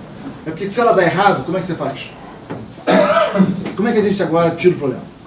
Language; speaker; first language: Portuguese; native; Portuguese